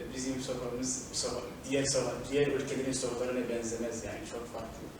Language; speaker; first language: Turkish; non-native, fluent; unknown